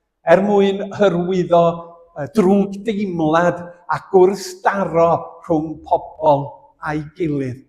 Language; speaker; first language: Welsh; native; Welsh